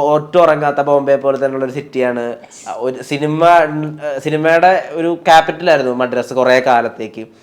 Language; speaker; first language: Malayalam; native; Malayalam